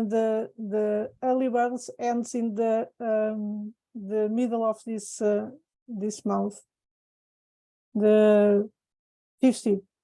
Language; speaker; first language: English; non-native, fluent; Portuguese